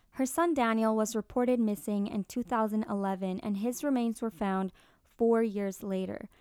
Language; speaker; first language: English; early bilingual, other home language; Spanish